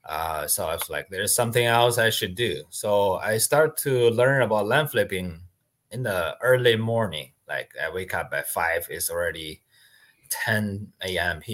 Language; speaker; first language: English; non-native, fluent; Chinese